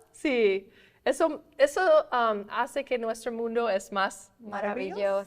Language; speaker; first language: Spanish; non-native, fluent; English